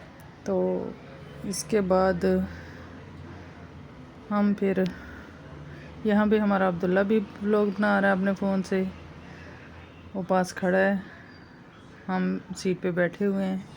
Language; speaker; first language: Hindi; native; Hindi